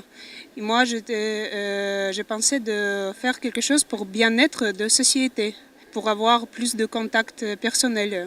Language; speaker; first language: French; non-native, fluent; Russian